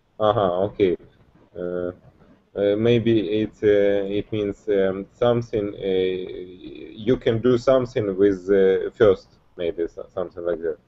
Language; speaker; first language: English; non-native, learner; Russian